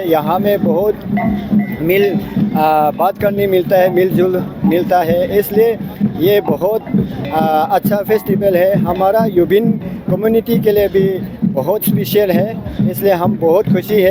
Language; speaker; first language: Hindi; non-native, local second language; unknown